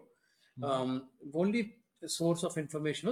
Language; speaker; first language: English; non-native, local second language; Telugu